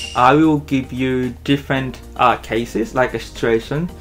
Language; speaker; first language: English; non-native, fluent; Japanese